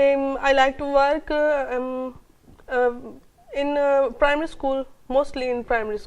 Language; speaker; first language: English; non-native, local second language; Urdu